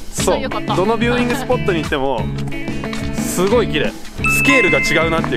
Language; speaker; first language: Japanese; native; Japanese